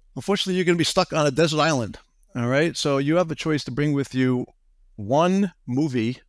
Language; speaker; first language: English; native; English